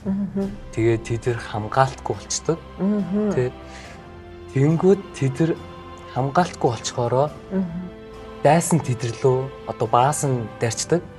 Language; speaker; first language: Mongolian; early bilingual, heritage; Mongolian